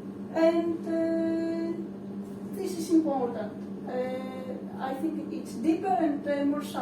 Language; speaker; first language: English; non-native, learner; Greek